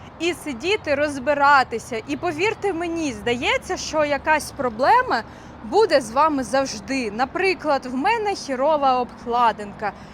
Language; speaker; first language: Ukrainian; non-native, local second language; Russian